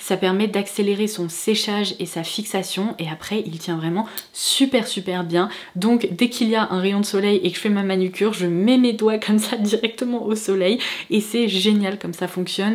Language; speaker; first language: French; native; French